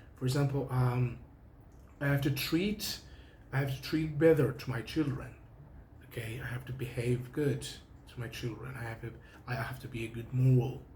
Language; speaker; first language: English; non-native, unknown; Persian